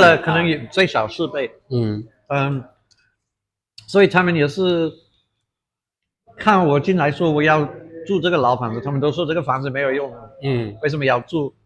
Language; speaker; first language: Chinese; non-native, fluent; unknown